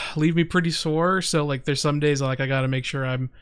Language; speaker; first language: English; native; English